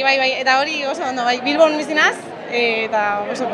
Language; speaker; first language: Basque; non-native, learner; Spanish